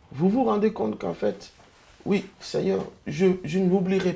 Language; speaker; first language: French; non-native, local second language; Lingala